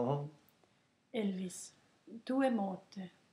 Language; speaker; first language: Italian; non-native, learner; Danish